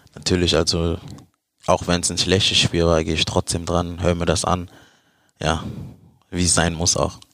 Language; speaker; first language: German; early bilingual, other home language; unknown